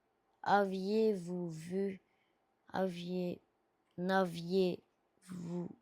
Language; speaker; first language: French; non-native, learner; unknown